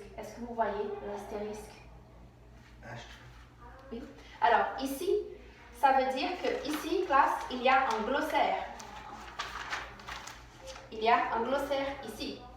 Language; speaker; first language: French; non-native, fluent; English